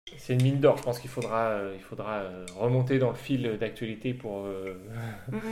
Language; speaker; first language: French; native; French